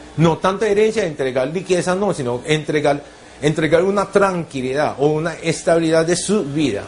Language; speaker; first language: Spanish; non-native, fluent; Japanese